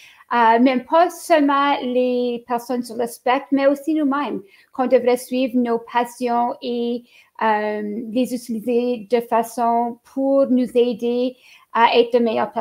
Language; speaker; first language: French; native; French